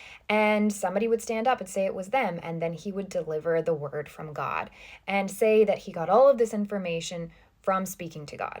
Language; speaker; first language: English; native; English